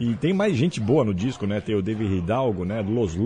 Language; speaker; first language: Portuguese; native; Portuguese